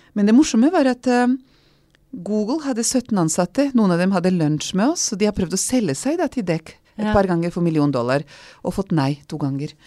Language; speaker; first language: Norwegian; non-native, fluent; Hungarian